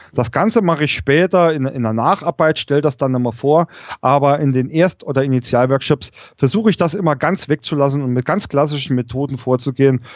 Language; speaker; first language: German; native; German